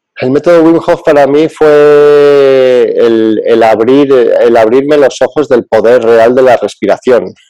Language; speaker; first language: Spanish; early bilingual, other home language; English